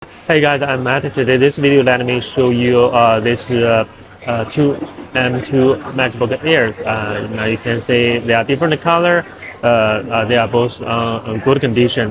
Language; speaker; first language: English; non-native, learner; Chinese